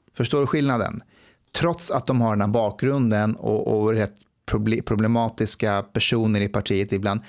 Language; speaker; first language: Swedish; early bilingual, other home language; Persian